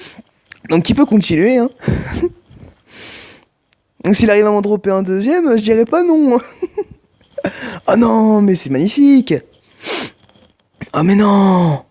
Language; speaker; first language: French; native; French